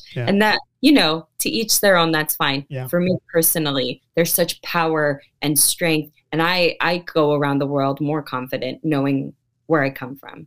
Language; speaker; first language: English; early bilingual, other home language; Filipino